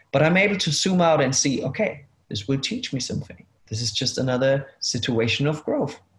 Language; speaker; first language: English; non-native, fluent; German